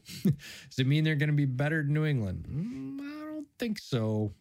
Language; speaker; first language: English; native; English